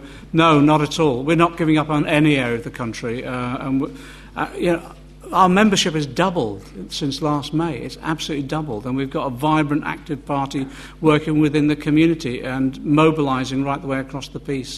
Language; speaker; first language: English; native; English